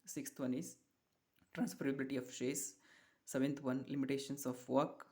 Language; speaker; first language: English; non-native, local second language; Kannada